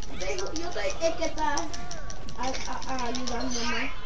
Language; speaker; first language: Spanish; early bilingual, heritage; Spanish